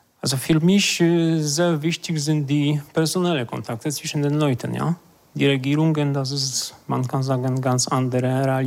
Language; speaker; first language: German; non-native, fluent; Polish